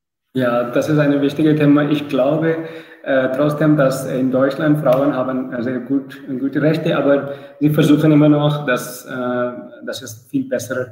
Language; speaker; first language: German; non-native, learner; Urdu